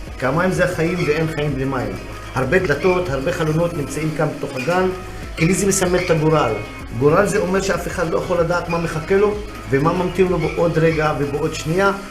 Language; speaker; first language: Hebrew; non-native, local second language; Arabic